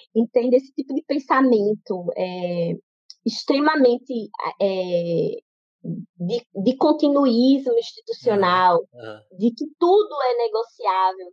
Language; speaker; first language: Portuguese; native; Portuguese